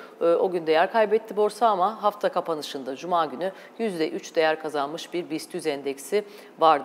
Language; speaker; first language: Turkish; native; Turkish